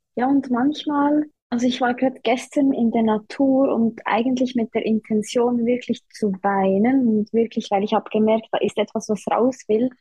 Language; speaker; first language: German; native; German